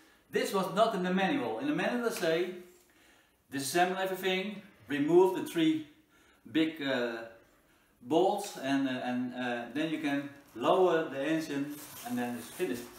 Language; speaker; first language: English; non-native, learner; Dutch